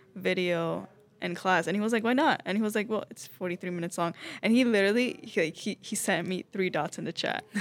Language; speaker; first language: English; early bilingual, other home language; Spanish